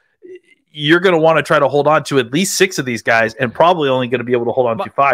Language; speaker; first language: English; native; English